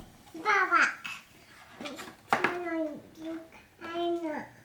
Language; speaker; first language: Chinese; early bilingual, heritage; Chinese